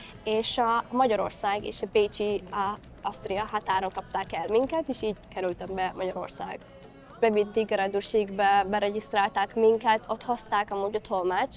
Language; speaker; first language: Hungarian; non-native, fluent; Somali